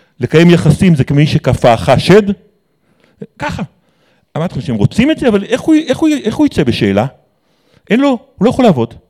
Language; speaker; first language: Hebrew; native; Hebrew